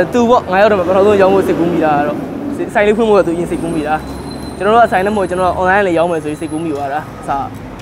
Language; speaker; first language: Burmese; native; Burmese